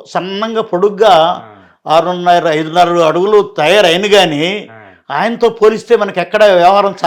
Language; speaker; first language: Telugu; native; Telugu